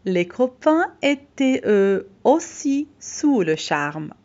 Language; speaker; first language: French; non-native, local second language; Arabic